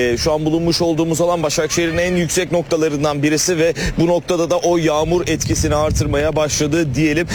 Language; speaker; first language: Turkish; native; Turkish